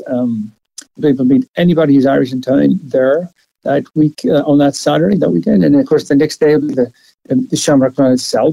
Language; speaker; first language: English; native; English